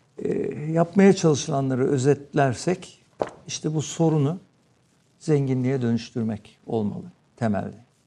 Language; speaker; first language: Turkish; native; Turkish